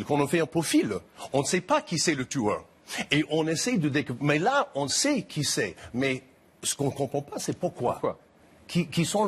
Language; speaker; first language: French; non-native, fluent; English